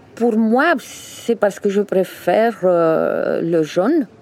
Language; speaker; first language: French; early bilingual, other home language; Romanian